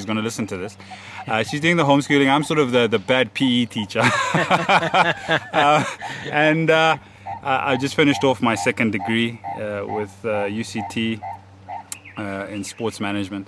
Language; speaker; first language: English; native; English